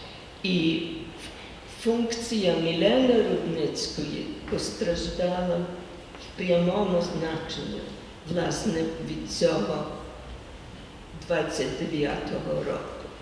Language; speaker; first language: Ukrainian; early bilingual, heritage; Ukrainian